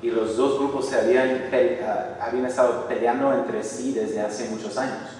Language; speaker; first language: Spanish; non-native, fluent; English